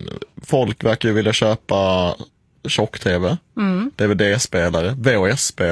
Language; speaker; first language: Swedish; native; Swedish